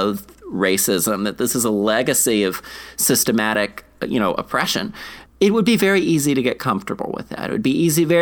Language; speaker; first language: English; native; English